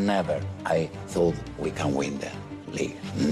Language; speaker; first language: English; non-native, fluent; Italian